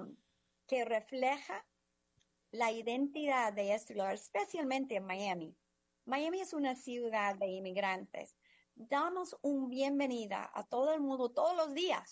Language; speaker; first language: Spanish; non-native, fluent; English